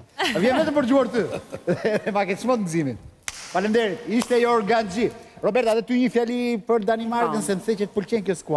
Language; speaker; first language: Albanian; native; Albanian